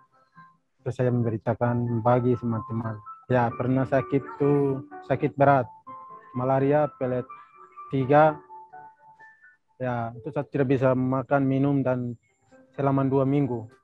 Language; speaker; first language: Indonesian; non-native, local second language; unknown